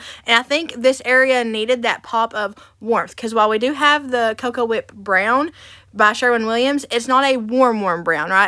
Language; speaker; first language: English; native; English